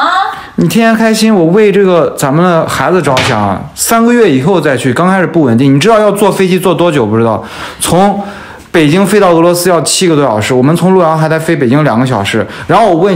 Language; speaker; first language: Chinese; native; Chinese